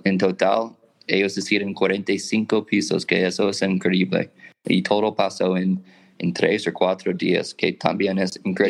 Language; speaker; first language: Spanish; non-native, fluent; English